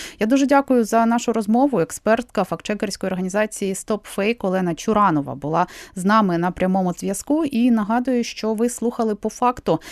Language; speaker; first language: Ukrainian; native; Ukrainian